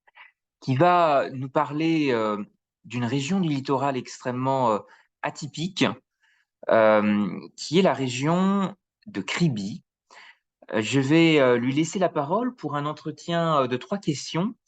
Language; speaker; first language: French; native; French